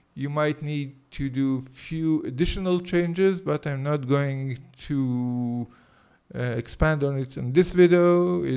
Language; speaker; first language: English; non-native, fluent; Hebrew